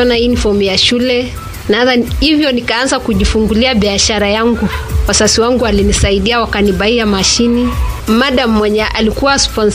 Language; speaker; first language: Swahili; non-native, local second language; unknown